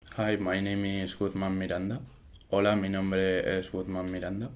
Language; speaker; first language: English; non-native, learner; Spanish